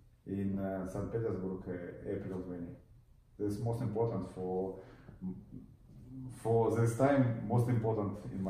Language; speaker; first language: English; non-native, learner; Russian